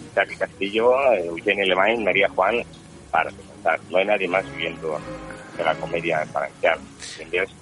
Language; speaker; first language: Spanish; non-native, local second language; Catalan